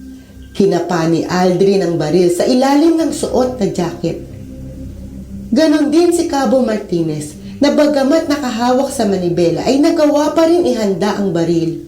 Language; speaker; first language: Filipino; native; Filipino